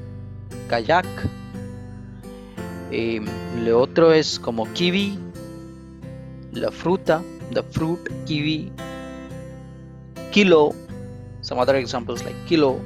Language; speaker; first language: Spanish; non-native, fluent; Bangla